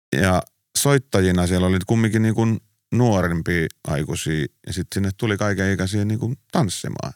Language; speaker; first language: Finnish; native; Finnish